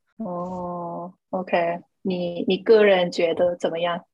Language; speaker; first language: Chinese; non-native, fluent; English